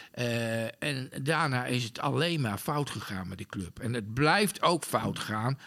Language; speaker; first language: Dutch; native; Dutch